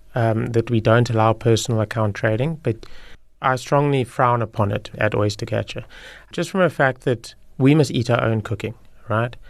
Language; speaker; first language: English; native; English